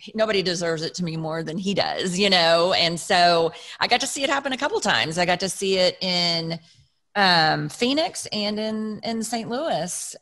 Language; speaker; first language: English; native; English